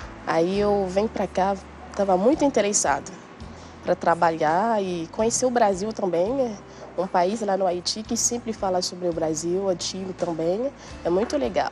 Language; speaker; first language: Portuguese; non-native, learner; Haitian Creole